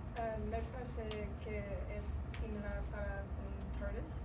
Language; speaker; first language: Spanish; non-native, learner; English